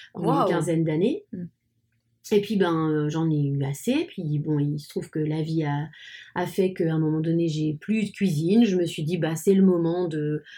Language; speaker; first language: French; native; French